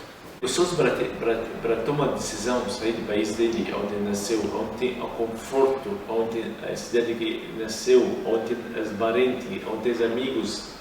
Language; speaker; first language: Portuguese; non-native, learner; Arabic